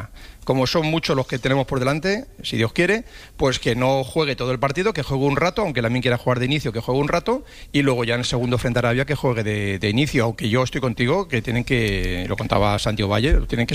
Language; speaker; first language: Spanish; native; Spanish